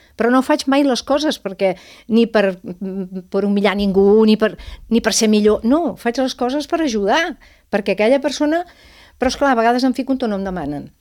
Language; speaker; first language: Catalan; non-native, local second language; Spanish